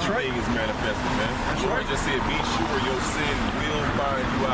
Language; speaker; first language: English; native; English